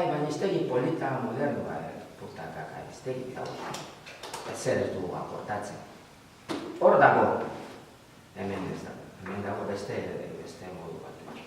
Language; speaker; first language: Basque; non-native, learner; Spanish